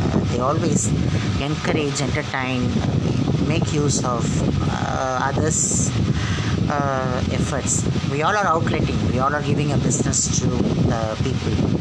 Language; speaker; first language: English; non-native, local second language; Tamil